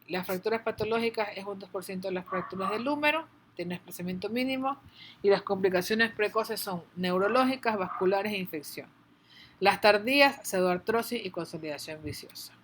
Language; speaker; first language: Spanish; native; Spanish